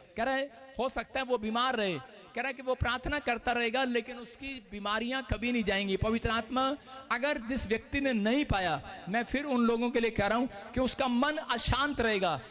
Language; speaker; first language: Hindi; non-native, local second language; Punjabi